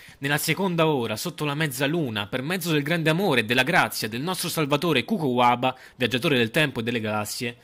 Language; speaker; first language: Italian; native; Italian